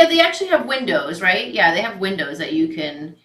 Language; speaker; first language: English; native; English